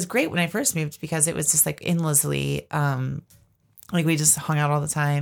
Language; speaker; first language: English; native; English